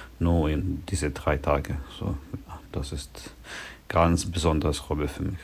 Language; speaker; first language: German; non-native, learner; Ukrainian